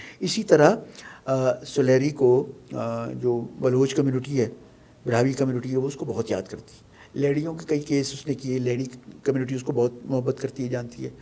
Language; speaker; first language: Urdu; non-native, local second language; Sindhi